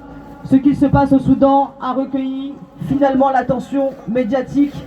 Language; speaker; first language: French; native; French